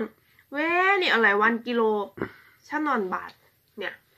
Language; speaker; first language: Korean; non-native, learner; Thai